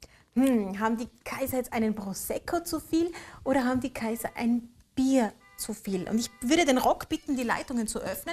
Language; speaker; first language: German; native; German